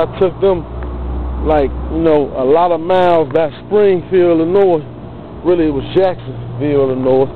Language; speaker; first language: English; native; English